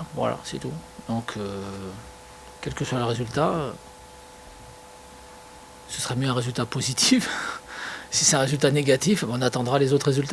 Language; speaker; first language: French; native; French